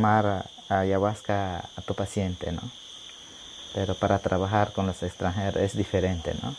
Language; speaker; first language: Spanish; non-native, local second language; Shipibo-Conibo